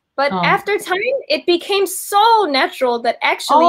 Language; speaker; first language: English; non-native, fluent; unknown